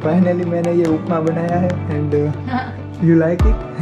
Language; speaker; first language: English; non-native, local second language; Hindi